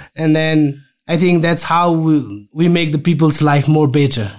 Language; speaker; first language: English; non-native, local second language; Nepali